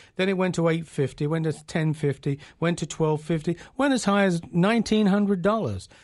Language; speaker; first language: English; native; English